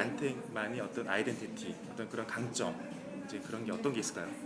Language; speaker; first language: Korean; native; Korean